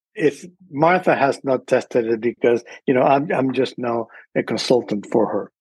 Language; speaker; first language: English; early bilingual, other home language; Spanish